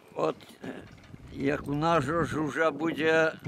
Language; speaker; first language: Russian; non-native, local second language; Ukrainian